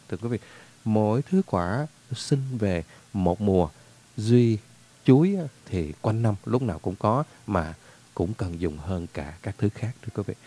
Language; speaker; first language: Vietnamese; native; Vietnamese